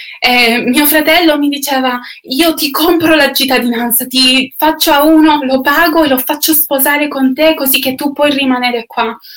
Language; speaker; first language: Italian; non-native, fluent; English